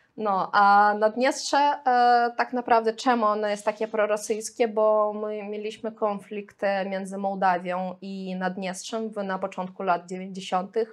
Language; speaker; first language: Polish; non-native, fluent; Russian